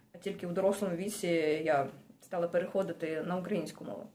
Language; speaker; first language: Ukrainian; non-native, local second language; Russian